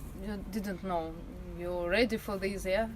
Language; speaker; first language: English; non-native, learner; Russian